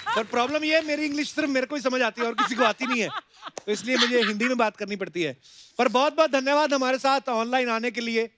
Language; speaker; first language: Hindi; non-native, local second language; Punjabi